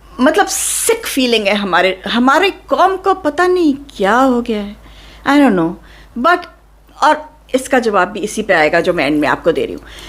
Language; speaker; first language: Urdu; native; Urdu